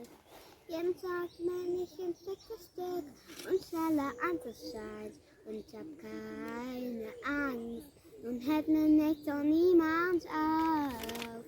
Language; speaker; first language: German; early bilingual, other home language; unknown